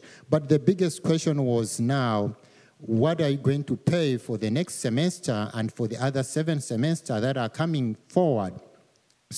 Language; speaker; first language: English; non-native, local second language; Nyanja